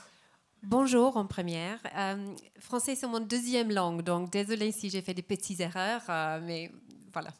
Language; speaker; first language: French; non-native, fluent; English